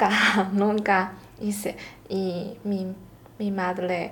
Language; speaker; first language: Spanish; non-native, learner; Chinese